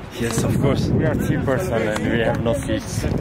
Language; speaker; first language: English; non-native, learner; French